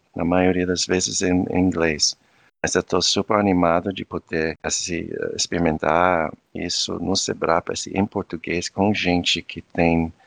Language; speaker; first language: Portuguese; non-native, fluent; English